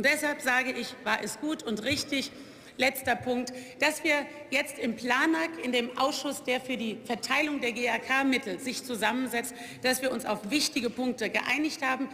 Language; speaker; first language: German; native; German